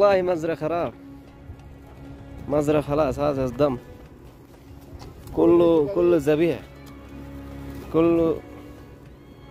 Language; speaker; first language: Arabic; non-native, learner; Urdu